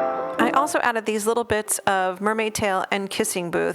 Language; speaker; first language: English; native; English